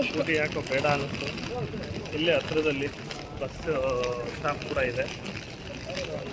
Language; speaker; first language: Kannada; native; Kannada